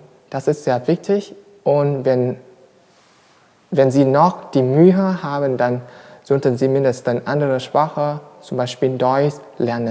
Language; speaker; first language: German; non-native, fluent; Vietnamese